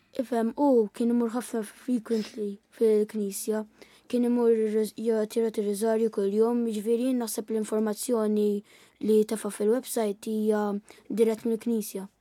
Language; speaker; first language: Maltese; early bilingual, other home language; Italian